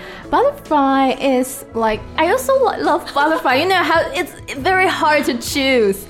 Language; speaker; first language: English; non-native, fluent; Chinese